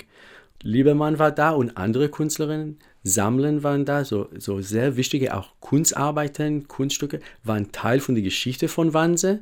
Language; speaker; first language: German; non-native, fluent; Hebrew